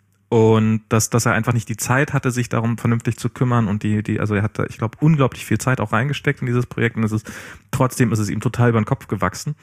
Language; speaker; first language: German; native; German